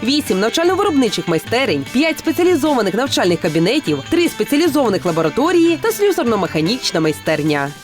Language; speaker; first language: Ukrainian; native; Ukrainian